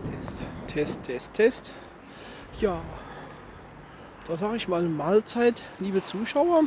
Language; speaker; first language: German; native; German